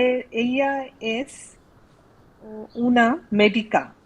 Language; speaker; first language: Spanish; non-native, learner; Bangla